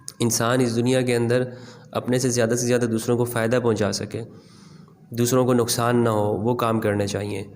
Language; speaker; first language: Urdu; non-native, local second language; Pashto